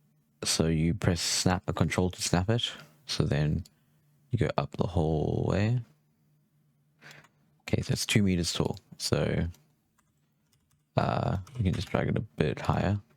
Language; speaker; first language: English; native; English